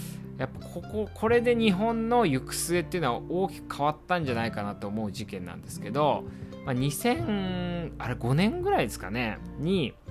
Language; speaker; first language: Japanese; native; Japanese